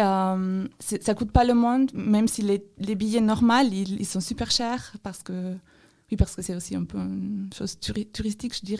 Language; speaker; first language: French; non-native, fluent; German